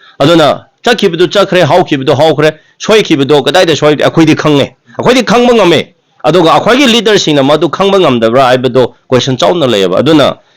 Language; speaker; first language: Manipuri; non-native, local second language; Tangkhul Naga (India)